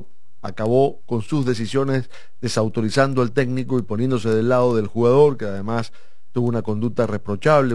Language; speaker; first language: Spanish; native; Spanish